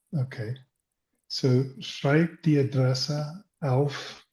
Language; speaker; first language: German; non-native, learner; English